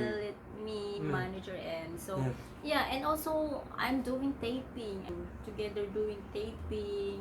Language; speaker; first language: English; non-native, local second language; Filipino